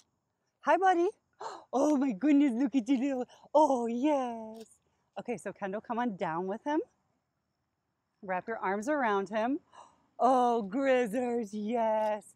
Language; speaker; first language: English; native; English